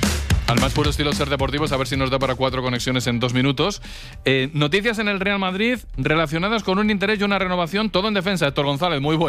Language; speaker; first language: Spanish; native; Spanish